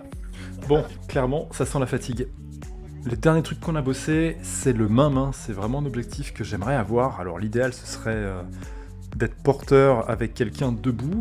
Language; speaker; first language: French; native; French